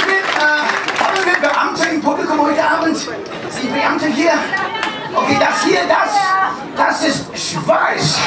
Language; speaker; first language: German; non-native, fluent; English